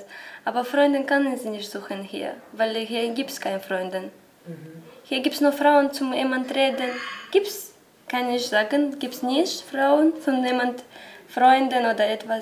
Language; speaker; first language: German; non-native, learner; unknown